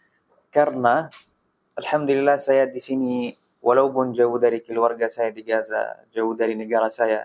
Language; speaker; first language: Indonesian; non-native, fluent; Arabic